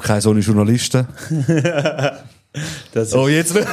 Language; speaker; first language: German; native; German